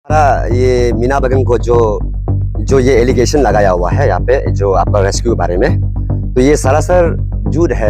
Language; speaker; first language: Hindi; non-native, local second language; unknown